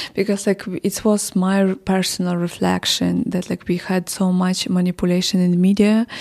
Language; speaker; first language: English; non-native, fluent; Ukrainian